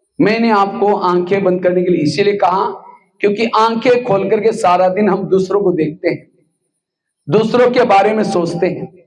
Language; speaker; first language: Hindi; non-native, local second language; Marathi